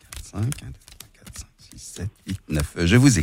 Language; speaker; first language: French; native; French